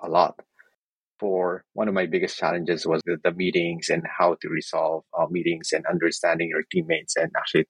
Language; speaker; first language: English; non-native, local second language; Filipino